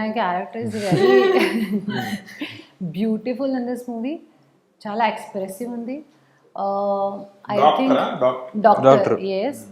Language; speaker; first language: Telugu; non-native, learner; Hindi